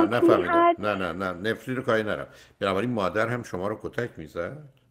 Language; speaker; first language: Persian; native; Persian